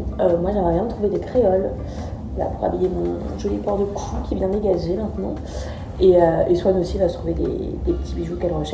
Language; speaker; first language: French; native; French